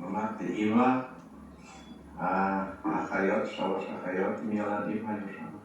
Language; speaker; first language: Hebrew; non-native, fluent; Yiddish